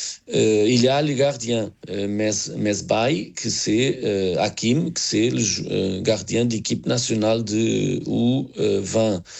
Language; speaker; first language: French; non-native, learner; Portuguese